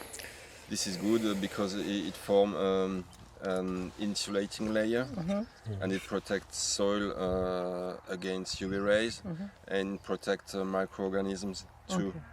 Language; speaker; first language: English; non-native, fluent; French